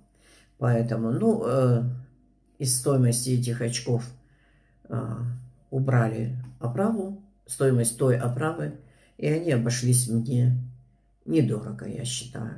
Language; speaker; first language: Russian; native; Russian